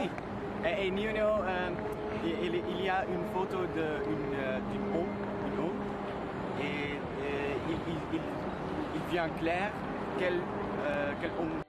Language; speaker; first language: French; non-native, learner; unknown